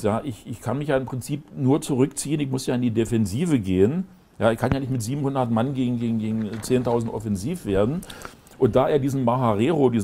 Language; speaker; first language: German; native; German